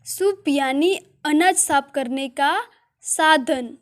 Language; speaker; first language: Hindi; non-native, local second language; Gujarati